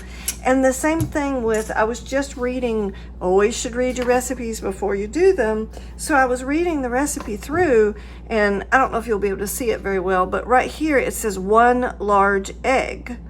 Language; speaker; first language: English; native; English